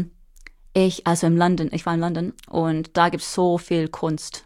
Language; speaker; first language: German; non-native, fluent; English